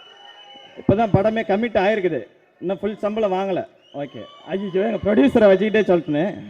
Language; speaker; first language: Tamil; native; Tamil